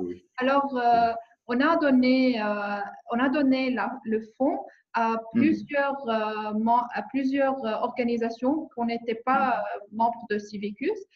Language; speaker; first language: French; non-native, learner; English